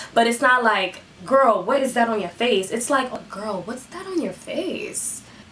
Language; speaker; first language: English; early bilingual, other home language; Spanish